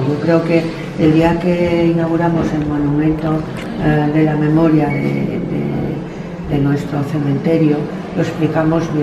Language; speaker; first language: Spanish; native; Spanish